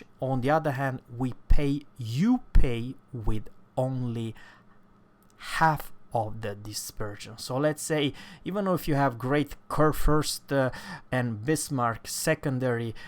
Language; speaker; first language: English; non-native, fluent; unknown